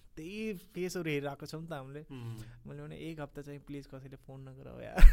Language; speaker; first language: Nepali; early bilingual, heritage; Nepali